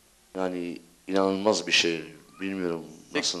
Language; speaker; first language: Turkish; early bilingual, heritage; Turkish